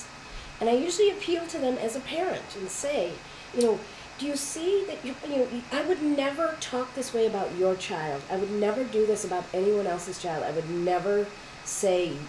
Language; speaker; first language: English; native; English